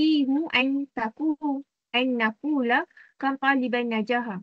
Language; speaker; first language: Arabic; non-native, learner; Malay